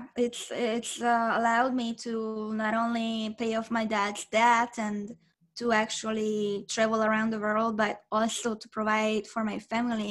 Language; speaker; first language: English; non-native, fluent; Hungarian